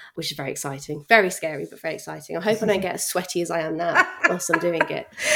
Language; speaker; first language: English; native; English